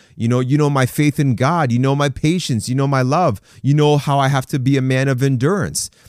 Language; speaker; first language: English; native; English